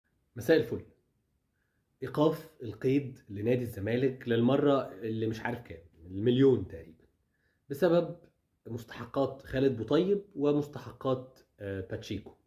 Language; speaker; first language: Arabic; native; Arabic